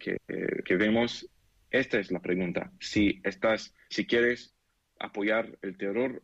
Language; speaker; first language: Spanish; non-native, learner; Hebrew